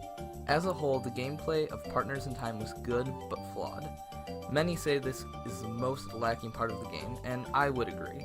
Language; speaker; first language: English; native; English